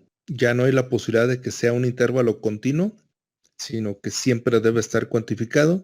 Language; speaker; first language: Spanish; native; Spanish